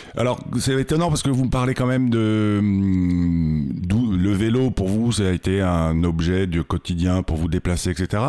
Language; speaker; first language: French; native; French